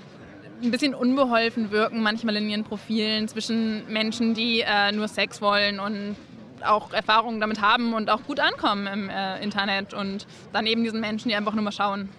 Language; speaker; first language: German; native; German